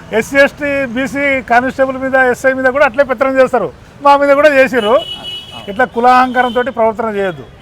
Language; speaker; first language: Telugu; non-native, local second language; Lambadi